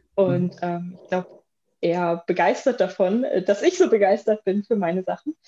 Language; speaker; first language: German; native; German